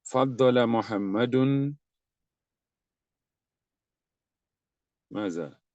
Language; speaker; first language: Arabic; non-native, fluent; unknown